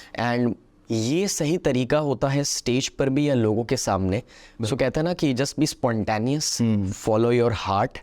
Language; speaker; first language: Hindi; non-native, local second language; Gujarati